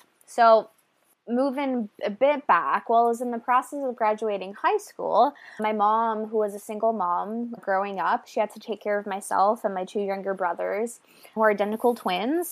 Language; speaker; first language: English; native; English